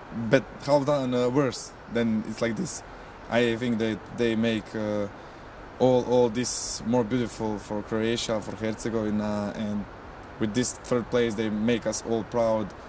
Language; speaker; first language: English; non-native, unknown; Croatian